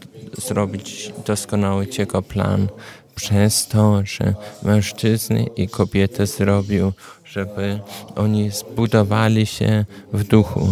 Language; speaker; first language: Polish; non-native, learner; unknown